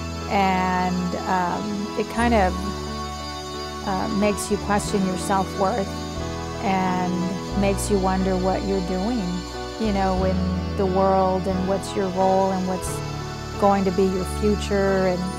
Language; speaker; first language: English; early bilingual, other home language; Spanish